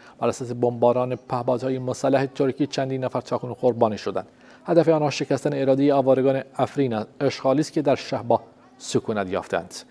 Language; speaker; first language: Persian; non-native, local second language; Central Kurdish